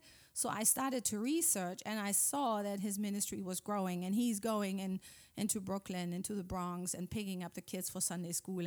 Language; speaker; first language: English; non-native, fluent; German